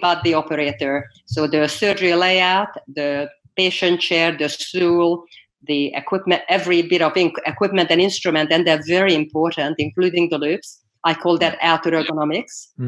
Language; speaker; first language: English; non-native, fluent; Hungarian